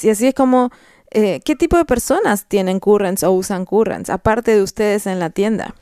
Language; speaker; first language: Spanish; native; Spanish